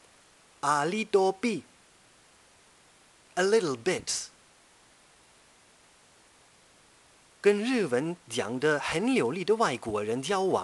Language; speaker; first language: Chinese; non-native, fluent; German